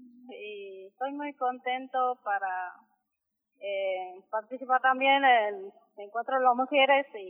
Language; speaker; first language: Spanish; non-native, local second language; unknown